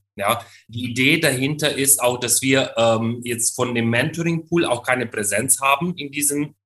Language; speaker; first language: German; non-native, fluent; Ukrainian